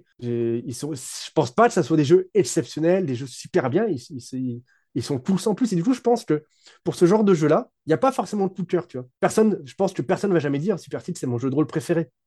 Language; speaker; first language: French; native; French